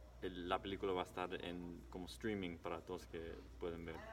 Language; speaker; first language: Spanish; early bilingual, heritage; English